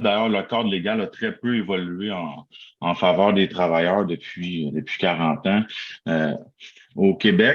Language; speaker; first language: French; native; French